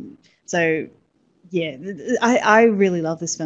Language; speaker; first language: English; native; English